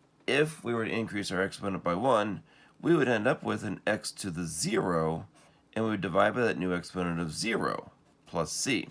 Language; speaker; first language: English; native; English